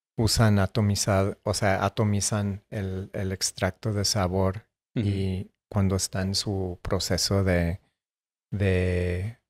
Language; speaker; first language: Spanish; non-native, fluent; English